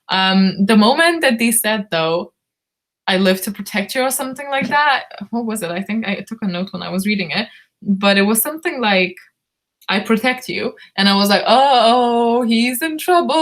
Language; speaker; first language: English; non-native, fluent; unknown